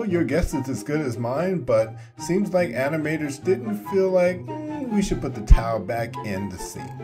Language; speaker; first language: English; native; English